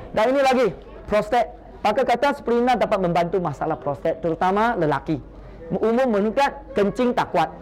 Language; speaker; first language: Malay; non-native, local second language; Chinese